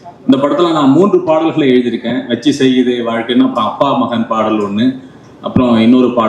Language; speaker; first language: Tamil; native; Tamil